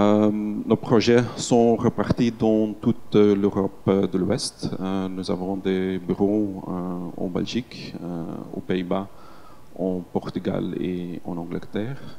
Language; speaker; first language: French; non-native, local second language; Dutch